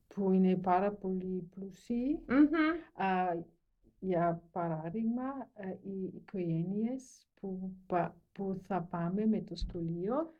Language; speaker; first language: Greek; non-native, learner; German